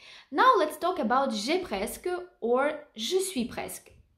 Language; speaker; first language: French; native; French